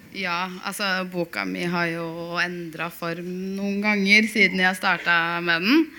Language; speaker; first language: Norwegian; early bilingual, other home language; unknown